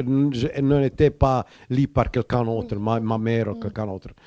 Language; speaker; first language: French; non-native, learner; Croatian